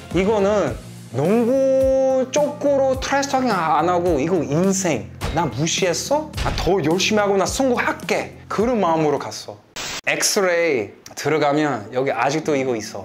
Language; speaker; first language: Korean; non-native, fluent; English